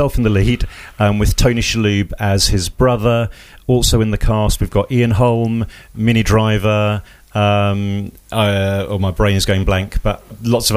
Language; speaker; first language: English; native; English